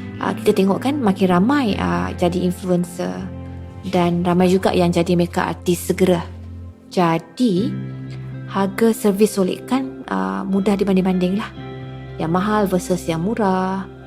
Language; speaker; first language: Malay; native; Malay